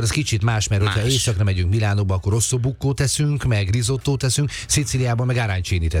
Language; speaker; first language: Hungarian; native; Hungarian